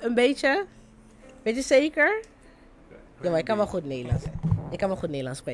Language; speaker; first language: Dutch; non-native, fluent; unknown